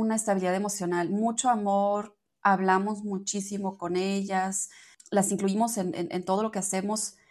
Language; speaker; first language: Spanish; non-native, fluent; German